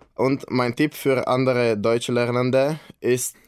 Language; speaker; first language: German; non-native, fluent; Romanian